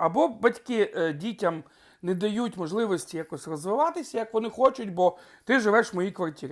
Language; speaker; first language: Ukrainian; native; Ukrainian